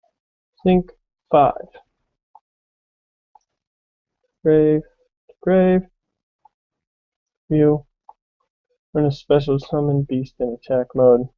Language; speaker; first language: English; native; English